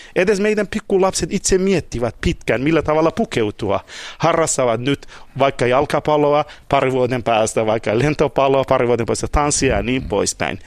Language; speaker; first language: Finnish; non-native, fluent; Kurdish